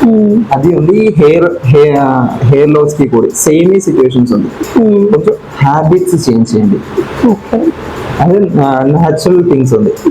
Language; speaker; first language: Telugu; non-native, learner; Malayalam